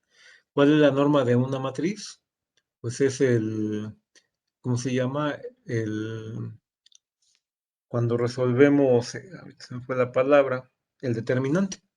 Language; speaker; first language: Spanish; native; Spanish